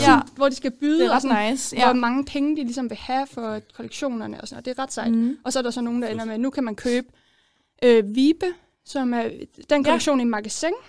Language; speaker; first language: Danish; native; Danish